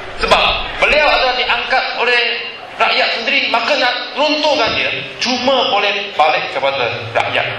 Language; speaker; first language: Malay; non-native, local second language; Chinese